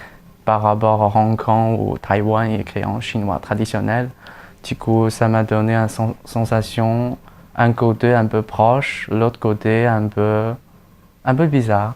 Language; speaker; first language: French; non-native, fluent; Chinese